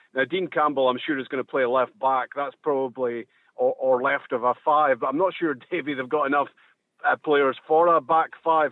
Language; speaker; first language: English; native; English